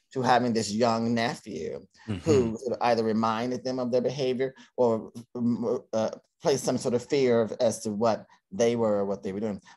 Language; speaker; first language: English; native; English